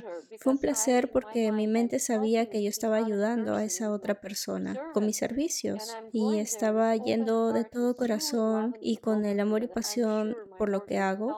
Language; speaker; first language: Spanish; non-native, fluent; Russian